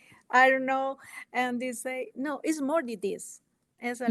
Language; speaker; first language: English; non-native, learner; Spanish